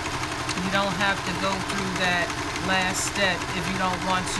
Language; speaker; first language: English; native; English